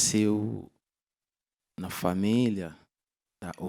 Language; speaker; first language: Portuguese; non-native, learner; Yoruba